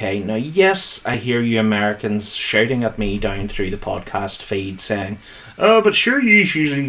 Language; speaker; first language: English; native; English